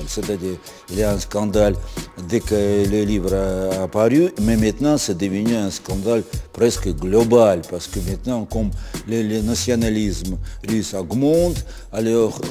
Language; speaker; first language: French; non-native, fluent; Russian